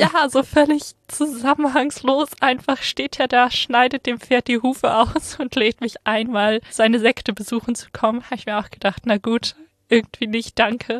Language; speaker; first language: German; native; German